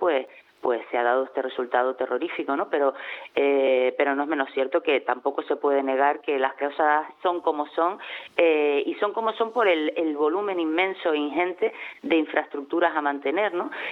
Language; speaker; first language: Spanish; native; Spanish